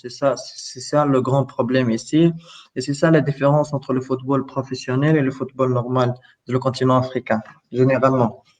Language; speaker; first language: French; non-native, local second language; Arabic